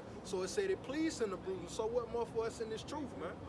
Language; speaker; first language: English; native; English